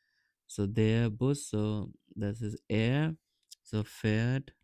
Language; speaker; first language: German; non-native, fluent; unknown